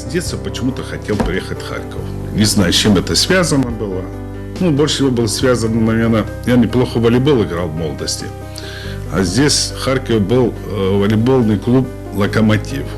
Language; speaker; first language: Russian; non-native, local second language; Lezghian